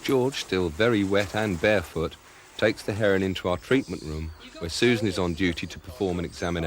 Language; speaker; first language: English; native; English